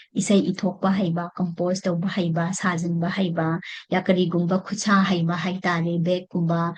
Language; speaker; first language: Manipuri; non-native, local second language; Rongmei Naga